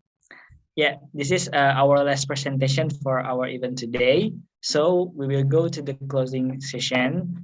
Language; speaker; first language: English; non-native, fluent; Indonesian